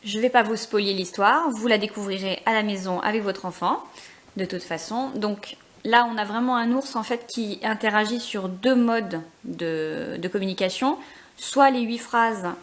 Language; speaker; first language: French; native; French